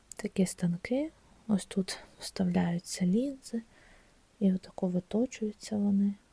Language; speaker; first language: Ukrainian; native; Ukrainian